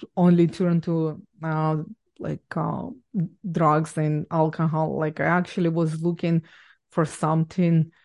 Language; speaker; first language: English; non-native, fluent; Ukrainian